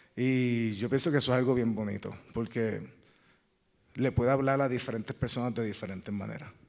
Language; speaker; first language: Spanish; native; Spanish